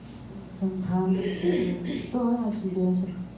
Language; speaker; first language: Korean; native; Korean